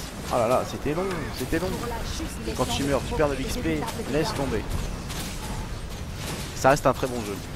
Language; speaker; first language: French; native; French